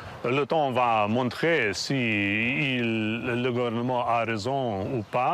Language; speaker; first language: French; non-native, fluent; Slovenian